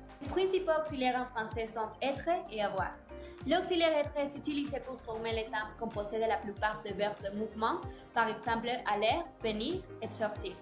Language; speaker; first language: French; non-native, learner; Spanish